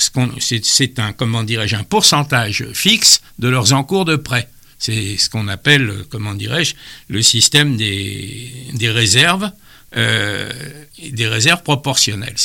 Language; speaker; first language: French; native; French